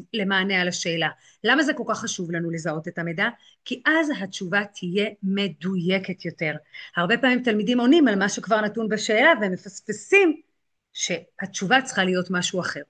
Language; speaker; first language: Hebrew; native; Hebrew